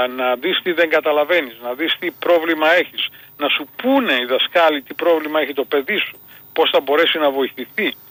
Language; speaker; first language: Greek; native; Greek